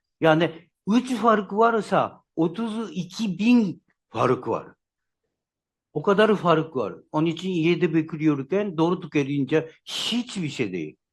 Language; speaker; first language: Turkish; non-native, learner; Japanese